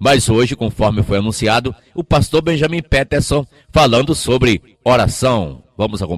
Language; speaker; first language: Portuguese; native; Portuguese